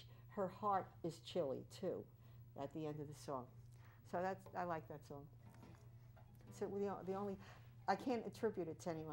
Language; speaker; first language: English; native; English